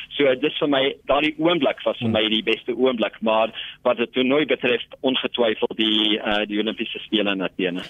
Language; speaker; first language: Afrikaans; non-native, local second language; English